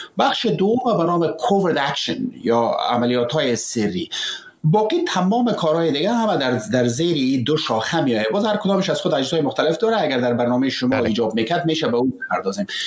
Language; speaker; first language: Persian; native; Persian